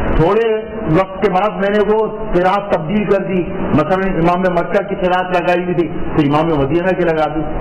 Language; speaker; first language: Urdu; native; Urdu